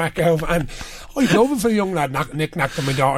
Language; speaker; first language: English; native; English